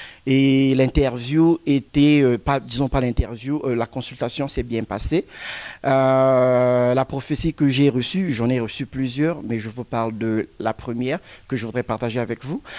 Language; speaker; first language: French; non-native, local second language; Lingala